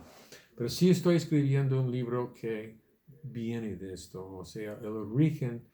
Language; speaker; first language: Spanish; non-native, fluent; English